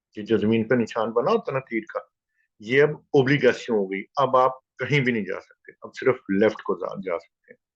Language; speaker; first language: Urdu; native; Urdu